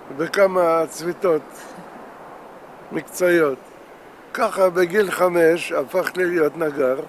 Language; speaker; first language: Hebrew; non-native, fluent; Russian